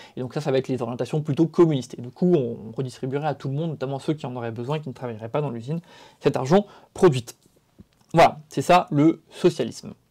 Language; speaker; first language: French; native; French